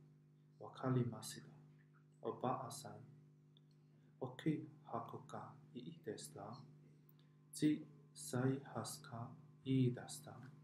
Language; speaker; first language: Japanese; non-native, learner; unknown